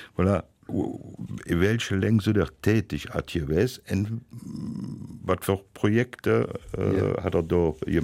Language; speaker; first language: German; native; German